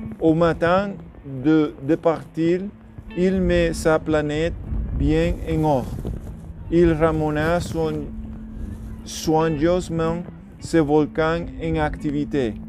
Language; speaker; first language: French; non-native, learner; Spanish